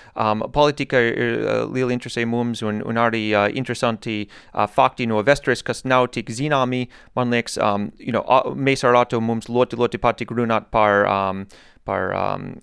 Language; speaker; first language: Latvian; non-native, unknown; English